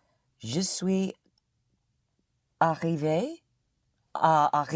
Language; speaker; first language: French; non-native, learner; English